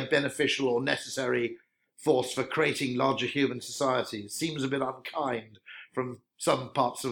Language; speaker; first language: English; native; English